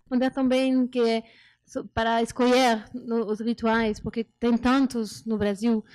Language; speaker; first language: Portuguese; non-native, learner; French